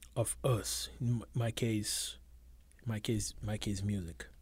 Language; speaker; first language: English; non-native, fluent; Portuguese